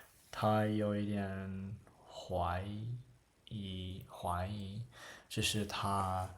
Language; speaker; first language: Chinese; non-native, learner; English